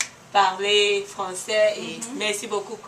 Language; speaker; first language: French; non-native, learner; English